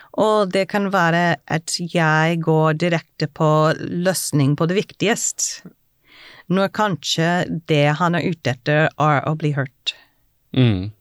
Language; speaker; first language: Norwegian; non-native, fluent; English